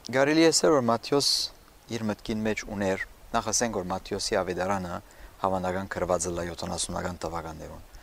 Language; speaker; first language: Armenian; early bilingual, heritage; Armenian